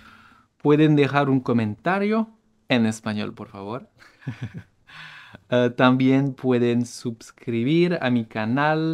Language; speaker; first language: Spanish; non-native, fluent; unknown